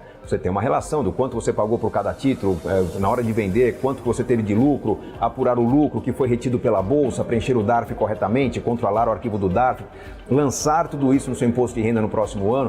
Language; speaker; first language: Portuguese; native; Portuguese